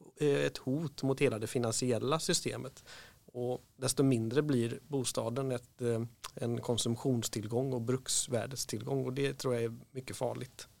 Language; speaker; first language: Swedish; native; Swedish